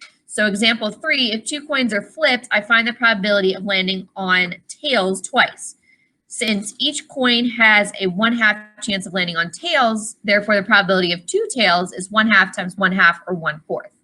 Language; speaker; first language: English; native; English